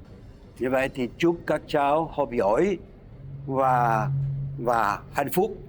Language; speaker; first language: Vietnamese; non-native, fluent; French